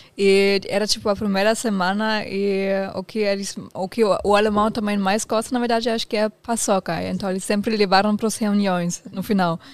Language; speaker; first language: Portuguese; non-native, fluent; German